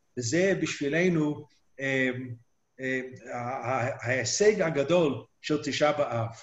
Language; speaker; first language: Hebrew; native; Hebrew